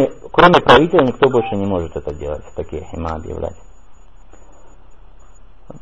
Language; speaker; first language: Russian; native; Russian